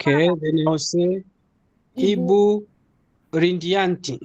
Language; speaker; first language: English; non-native, fluent; Nyanja